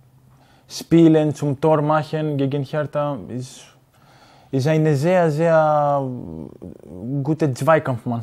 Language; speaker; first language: German; non-native, learner; Greek